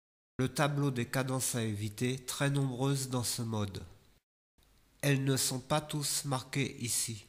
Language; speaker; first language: French; native; French